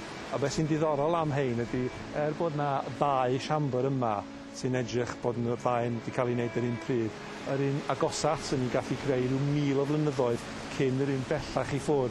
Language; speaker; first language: Welsh; native; Welsh